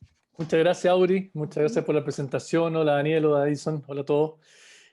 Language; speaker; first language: Spanish; native; Spanish